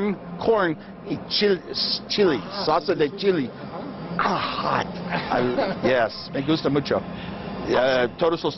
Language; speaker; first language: Spanish; non-native, learner; English